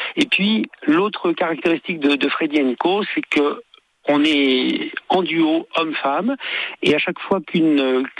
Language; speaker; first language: French; native; French